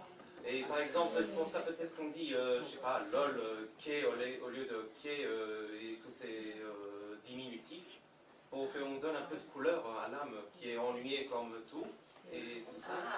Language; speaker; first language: French; non-native, fluent; Romanian